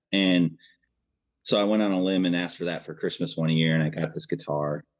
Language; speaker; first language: English; native; English